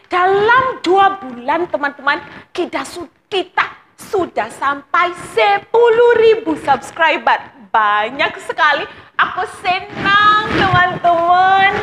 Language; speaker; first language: Indonesian; non-native, fluent; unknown